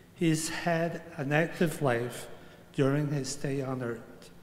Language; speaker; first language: English; non-native, local second language; French